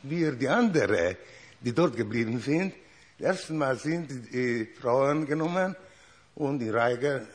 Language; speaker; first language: German; non-native, learner; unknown